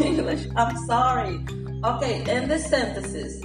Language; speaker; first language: English; non-native, fluent; Portuguese